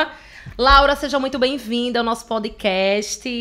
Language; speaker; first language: Portuguese; native; Portuguese